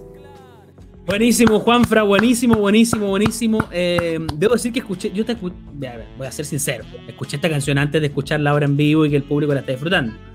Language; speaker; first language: Spanish; native; Spanish